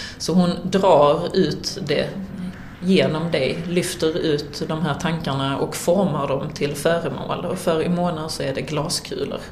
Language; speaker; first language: Swedish; native; Swedish